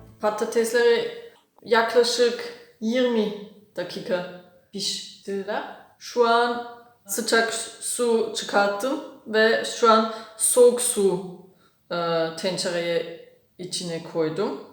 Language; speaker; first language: Turkish; non-native, fluent; German